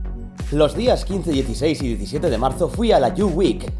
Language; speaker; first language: Spanish; native; Spanish